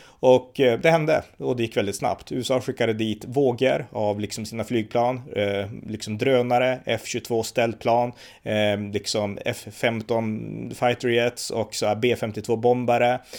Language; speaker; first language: Swedish; native; Swedish